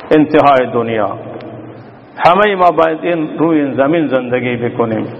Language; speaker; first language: Persian; non-native, local second language; Baluchi